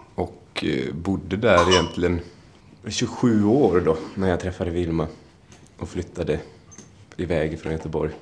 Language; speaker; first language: Swedish; native; Swedish